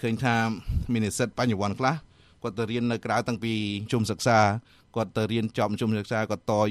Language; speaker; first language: Khmer; native; Khmer